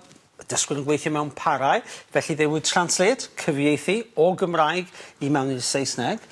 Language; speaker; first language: Welsh; native; Welsh